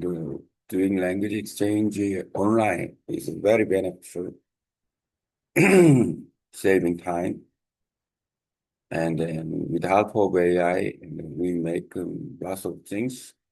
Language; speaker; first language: English; non-native, learner; Korean